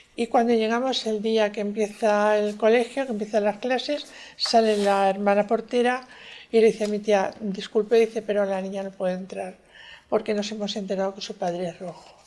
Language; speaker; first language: Spanish; native; Spanish